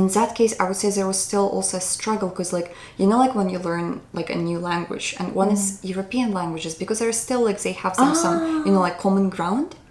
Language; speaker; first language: English; non-native, fluent; Russian